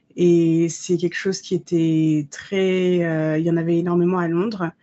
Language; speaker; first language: French; native; French